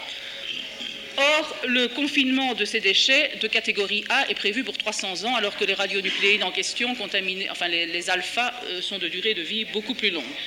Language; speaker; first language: French; native; French